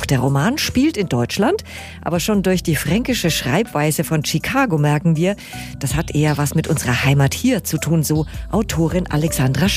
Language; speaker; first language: German; native; German